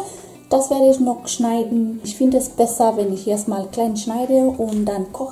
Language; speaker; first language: German; non-native, fluent; Swahili